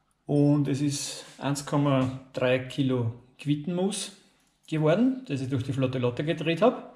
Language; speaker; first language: German; native; German